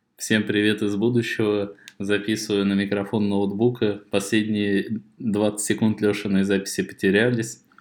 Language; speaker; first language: Russian; native; Russian